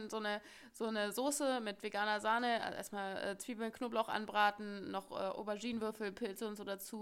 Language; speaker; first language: German; native; German